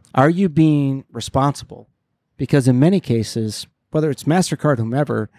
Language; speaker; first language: English; native; English